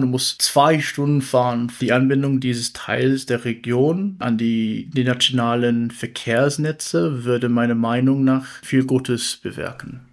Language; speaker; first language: German; non-native, learner; English